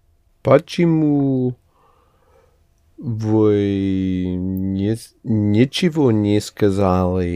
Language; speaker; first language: Russian; non-native, learner; English